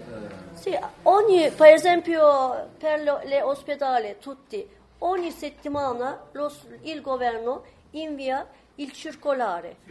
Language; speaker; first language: Italian; non-native, learner; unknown